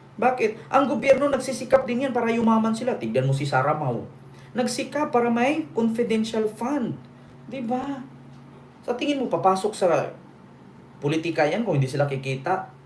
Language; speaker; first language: Filipino; non-native, local second language; Cebuano